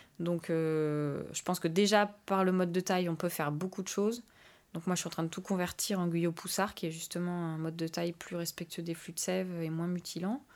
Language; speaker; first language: French; native; French